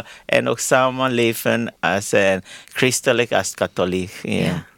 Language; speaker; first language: Dutch; non-native, learner; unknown